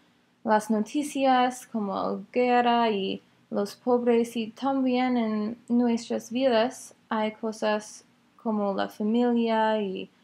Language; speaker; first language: Spanish; non-native, learner; English